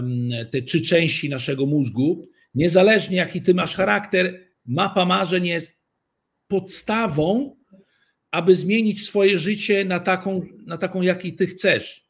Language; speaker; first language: Polish; early bilingual, heritage; Italian